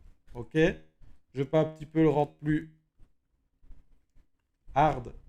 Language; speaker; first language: French; native; French